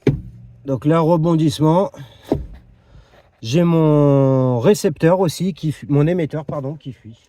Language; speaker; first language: French; native; French